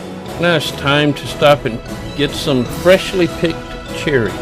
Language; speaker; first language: English; native; English